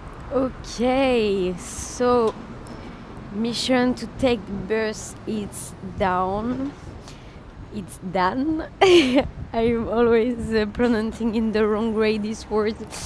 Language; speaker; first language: English; non-native, fluent; French